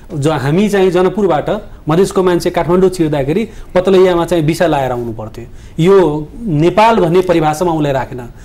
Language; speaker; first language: Nepali; non-native, local second language; Maithili